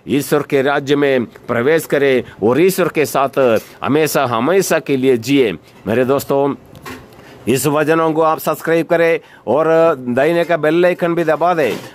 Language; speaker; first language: Hindi; non-native, local second language; Malayalam